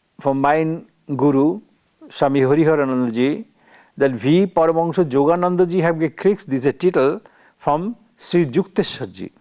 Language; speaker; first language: German; non-native, learner; Bangla